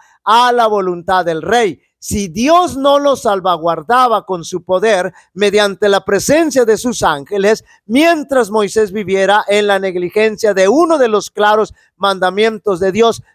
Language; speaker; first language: Spanish; native; Spanish